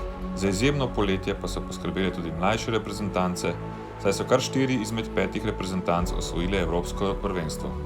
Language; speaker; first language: Slovenian; native; Slovenian